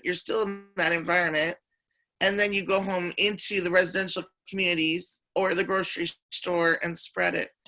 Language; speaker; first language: English; native; English